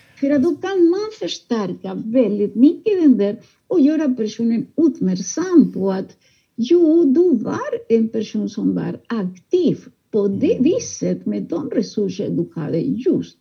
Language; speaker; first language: Swedish; non-native, fluent; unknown